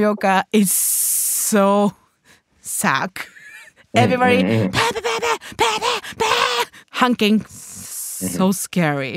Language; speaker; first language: English; non-native, learner; Japanese